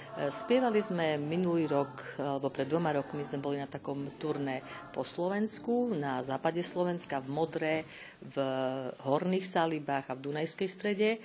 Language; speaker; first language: Slovak; native; Slovak